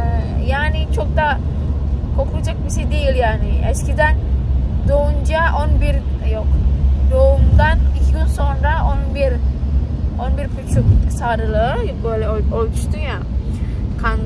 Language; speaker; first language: Turkish; non-native, learner; Indonesian